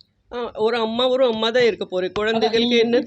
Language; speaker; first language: Tamil; non-native, fluent; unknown